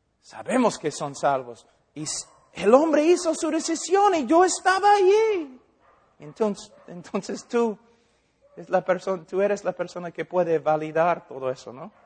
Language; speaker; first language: Spanish; non-native, fluent; English